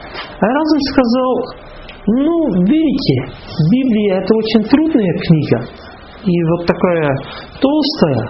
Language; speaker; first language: Russian; non-native, fluent; Dutch